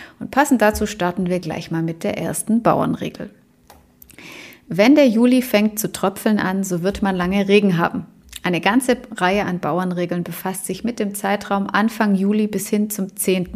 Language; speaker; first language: German; native; German